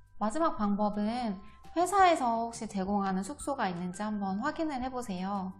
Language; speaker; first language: Korean; native; Korean